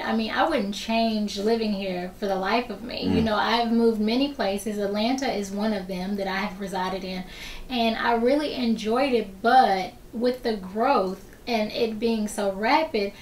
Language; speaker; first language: English; native; English